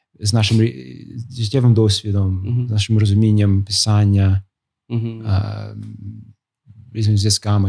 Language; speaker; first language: Ukrainian; non-native, fluent; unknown